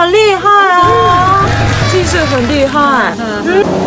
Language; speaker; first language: Chinese; non-native, fluent; Japanese